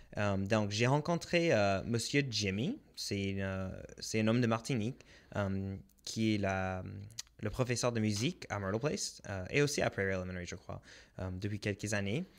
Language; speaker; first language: French; non-native, local second language; English